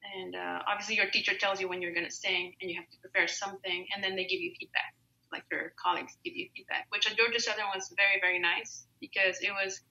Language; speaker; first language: English; non-native, fluent; Spanish